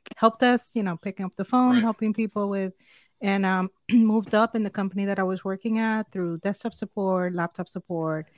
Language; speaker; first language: English; non-native, fluent; Spanish